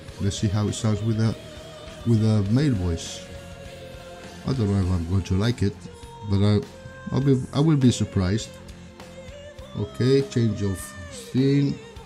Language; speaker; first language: English; non-native, fluent; Spanish